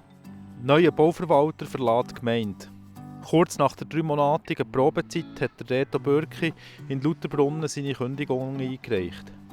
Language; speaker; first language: German; native; German